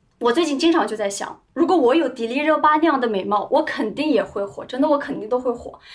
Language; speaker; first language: Chinese; non-native, local second language; Uyghur